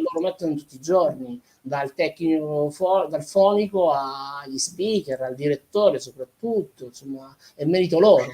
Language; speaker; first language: Italian; native; Italian